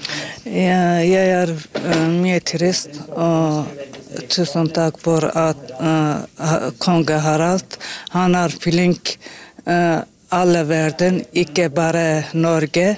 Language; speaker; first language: Norwegian; non-native, learner; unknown